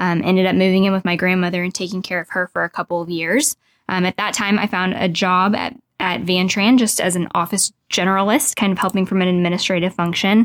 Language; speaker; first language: English; native; English